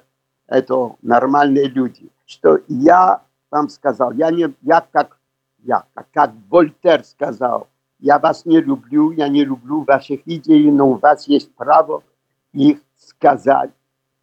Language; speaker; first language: Russian; non-native, learner; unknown